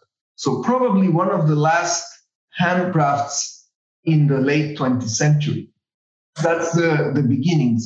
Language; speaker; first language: English; non-native, fluent; Spanish